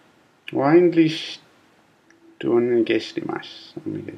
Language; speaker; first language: Japanese; non-native, learner; English